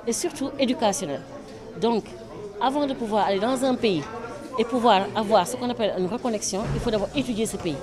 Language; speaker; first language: French; non-native, local second language; Wolof